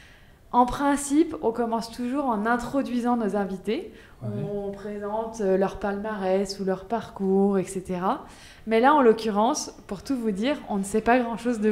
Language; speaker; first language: French; native; French